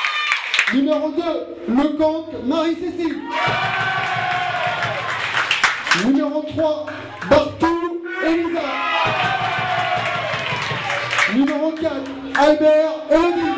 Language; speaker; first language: French; native; French